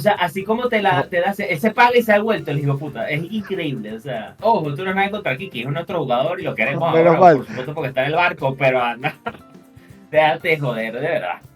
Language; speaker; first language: Spanish; native; Spanish